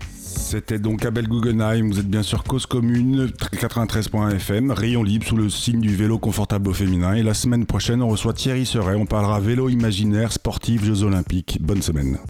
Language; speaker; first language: French; native; French